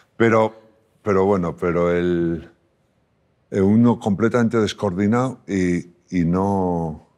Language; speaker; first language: Spanish; native; Spanish